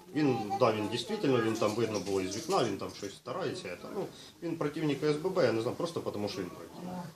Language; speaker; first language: Ukrainian; non-native, local second language; Russian